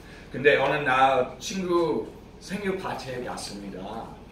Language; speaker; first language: Korean; non-native, fluent; English